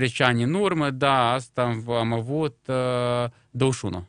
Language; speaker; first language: Romanian; non-native, local second language; Russian